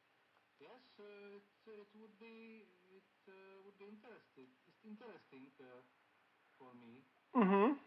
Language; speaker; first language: English; non-native, learner; Czech